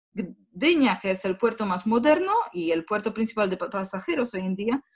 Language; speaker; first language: Spanish; non-native, fluent; Polish